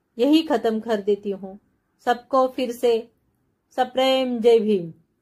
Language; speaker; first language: Hindi; non-native, local second language; Marathi